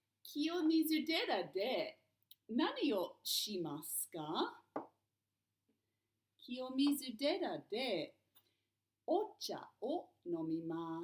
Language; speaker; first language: Japanese; non-native, fluent; English